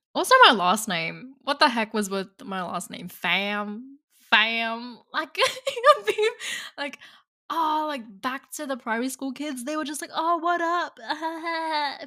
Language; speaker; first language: English; non-native, local second language; Vietnamese